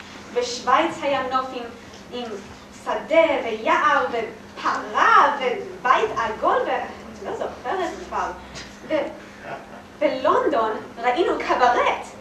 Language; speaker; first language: Hebrew; non-native, learner; English